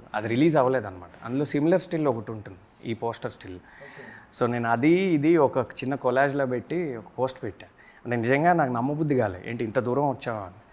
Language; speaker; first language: Telugu; native; Telugu